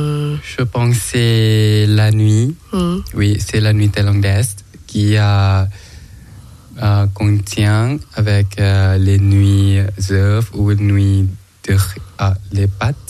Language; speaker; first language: French; non-native, learner; Thai